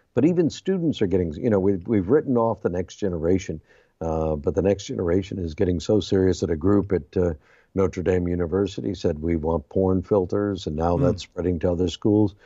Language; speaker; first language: English; native; English